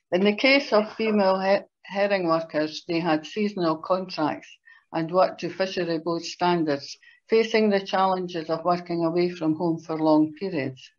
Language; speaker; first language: English; native; English